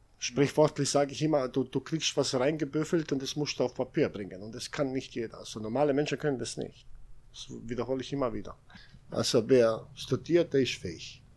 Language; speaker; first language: German; non-native, fluent; Serbian